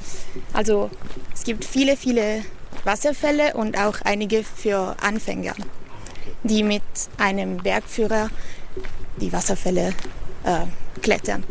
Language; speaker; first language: German; non-native, fluent; Italian